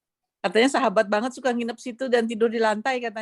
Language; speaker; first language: Indonesian; native; Indonesian